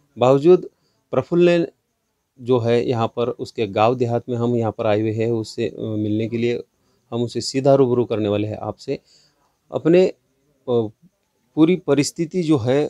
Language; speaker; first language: Hindi; non-native, local second language; Marathi